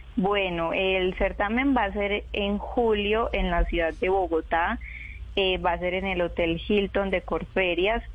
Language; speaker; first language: Spanish; native; Spanish